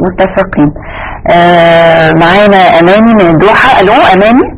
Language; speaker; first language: Arabic; native; Arabic